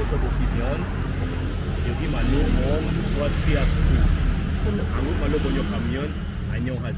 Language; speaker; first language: Korean; non-native, fluent; Indonesian